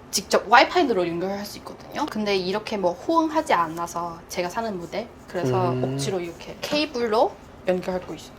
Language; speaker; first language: Korean; non-native, fluent; Cantonese